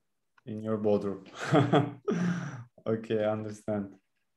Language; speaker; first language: English; non-native, learner; Turkish